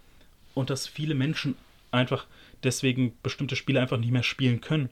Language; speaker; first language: German; native; German